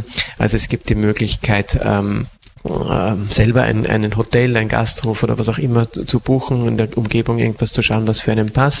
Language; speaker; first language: German; native; German